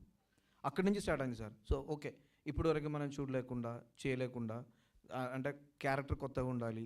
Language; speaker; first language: Telugu; non-native, local second language; Malayalam